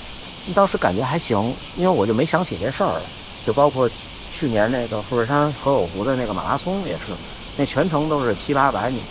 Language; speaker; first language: Chinese; native; Chinese